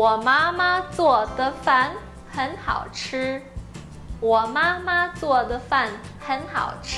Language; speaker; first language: Chinese; non-native, fluent; Portuguese